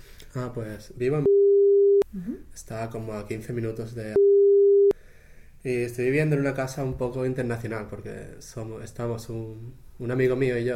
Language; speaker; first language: Spanish; native; Spanish